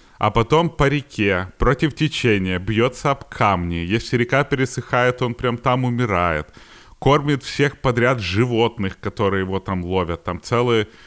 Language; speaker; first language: Russian; native; Russian